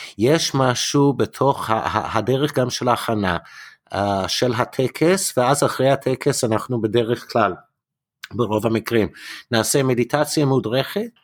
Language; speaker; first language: Hebrew; non-native, fluent; English